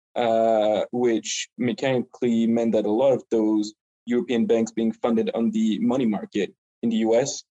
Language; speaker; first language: English; non-native, fluent; French